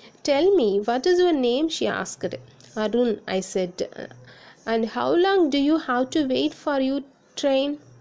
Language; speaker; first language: English; non-native, local second language; Tamil